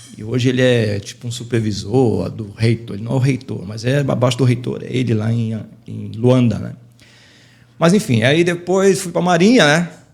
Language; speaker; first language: Portuguese; native; Portuguese